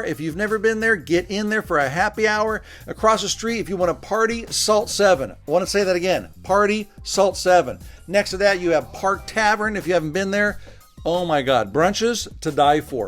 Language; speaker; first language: English; native; English